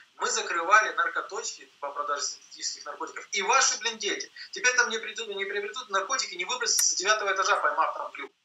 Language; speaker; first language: Russian; native; Russian